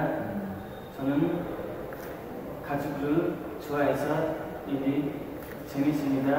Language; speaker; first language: Korean; non-native, learner; Nepali